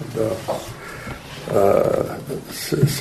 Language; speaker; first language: Russian; non-native, learner; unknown